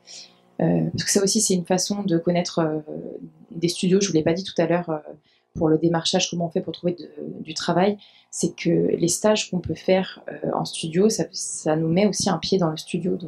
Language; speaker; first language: French; native; French